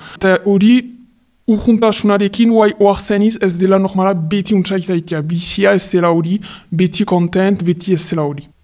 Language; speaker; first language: Basque; non-native, local second language; French